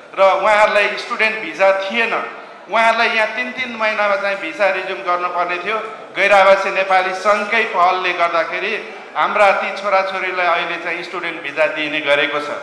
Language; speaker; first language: Nepali; native; Nepali